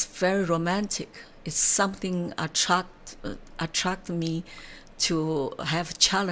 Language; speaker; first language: English; non-native, learner; Chinese